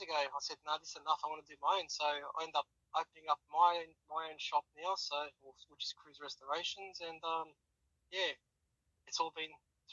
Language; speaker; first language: English; native; English